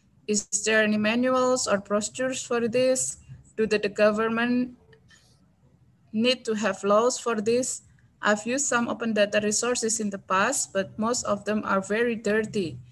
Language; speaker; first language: English; non-native, fluent; Indonesian